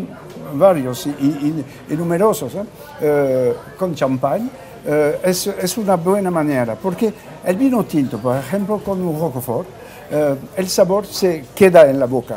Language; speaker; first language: Spanish; non-native, fluent; French